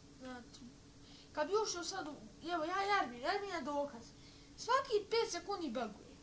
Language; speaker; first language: Bosnian; native; Bosnian